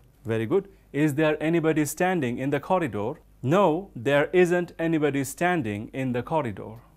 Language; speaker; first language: English; non-native, local second language; Bangla